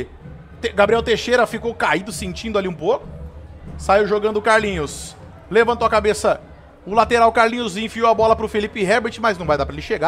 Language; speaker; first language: Portuguese; native; Portuguese